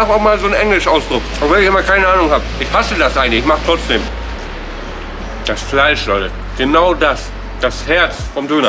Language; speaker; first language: German; native; German